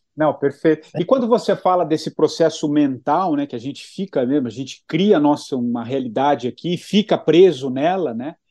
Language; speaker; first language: Portuguese; native; Portuguese